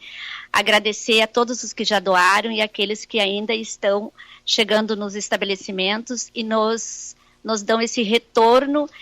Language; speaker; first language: Portuguese; native; Portuguese